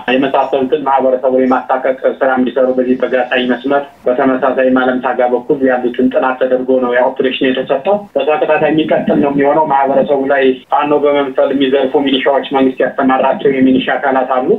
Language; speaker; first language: Amharic; native; Amharic